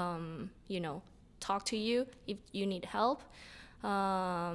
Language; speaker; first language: English; non-native, fluent; Spanish